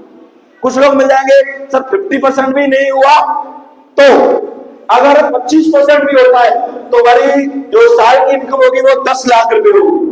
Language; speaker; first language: Hindi; native; Hindi